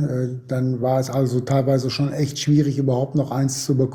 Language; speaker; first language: German; native; German